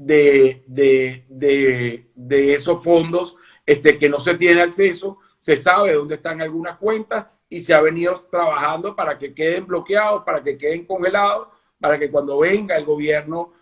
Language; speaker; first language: Spanish; native; Spanish